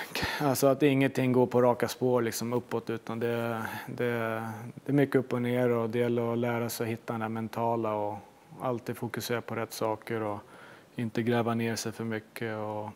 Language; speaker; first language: Swedish; native; Swedish